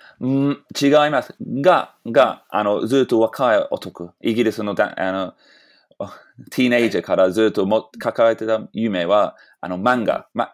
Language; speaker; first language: Japanese; non-native, fluent; English